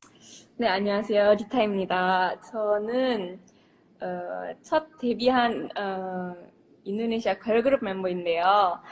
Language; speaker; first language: Korean; non-native, fluent; Indonesian